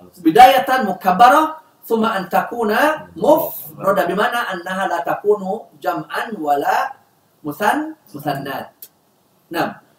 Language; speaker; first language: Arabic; non-native, fluent; Indonesian